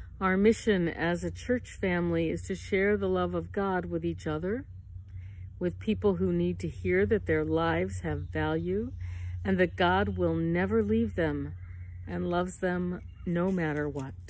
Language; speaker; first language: English; native; English